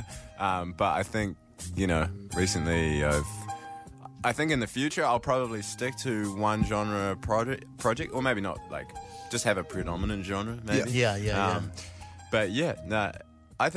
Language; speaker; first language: English; native; English